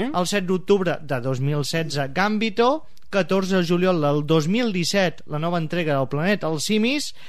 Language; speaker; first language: Catalan; native; Catalan